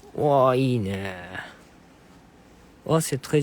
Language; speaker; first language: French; non-native, learner; Japanese